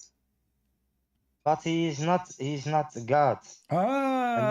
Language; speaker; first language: English; non-native, fluent; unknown